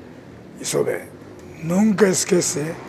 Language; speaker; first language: Portuguese; non-native, learner; Japanese